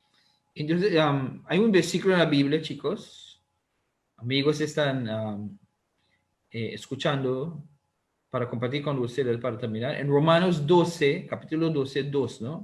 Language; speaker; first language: Spanish; non-native, learner; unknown